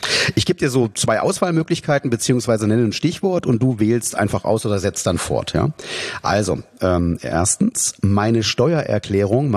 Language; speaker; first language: German; native; German